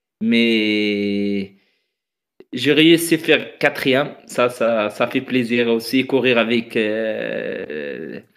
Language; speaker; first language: French; non-native, fluent; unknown